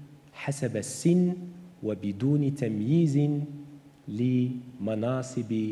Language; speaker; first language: Arabic; native; Arabic